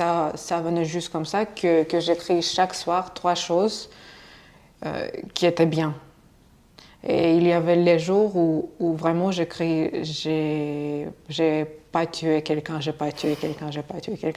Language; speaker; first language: French; non-native, fluent; Russian